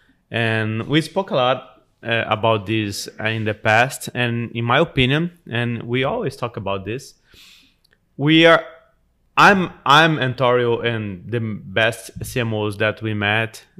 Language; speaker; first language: English; non-native, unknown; Portuguese